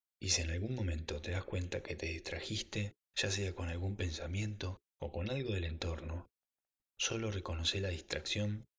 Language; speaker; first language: Spanish; native; Spanish